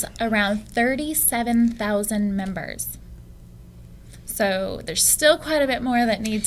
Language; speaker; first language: English; native; English